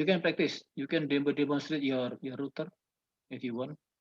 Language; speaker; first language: English; non-native, learner; Indonesian